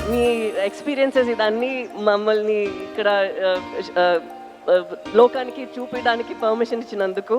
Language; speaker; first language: Telugu; non-native, fluent; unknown